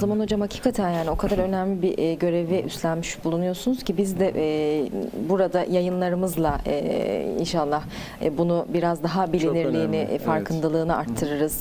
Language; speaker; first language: Turkish; native; Turkish